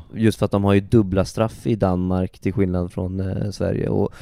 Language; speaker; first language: Swedish; native; Swedish